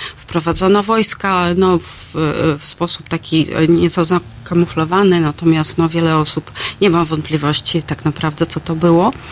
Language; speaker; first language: Polish; non-native, fluent; Russian